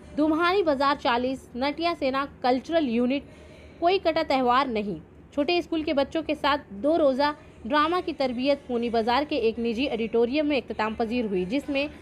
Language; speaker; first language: Urdu; native; Urdu